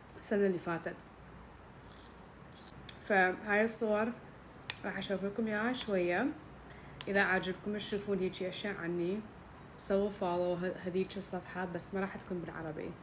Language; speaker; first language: Arabic; early bilingual, heritage; Arabic